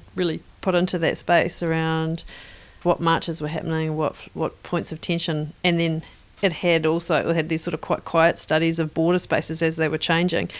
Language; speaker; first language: English; native; English